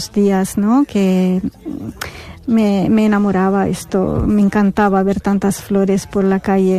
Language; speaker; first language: Spanish; non-native, fluent; Arabic